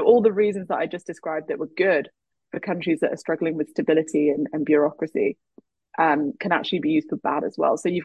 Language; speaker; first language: English; native; English